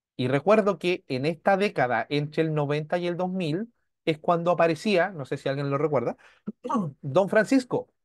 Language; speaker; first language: Spanish; native; Spanish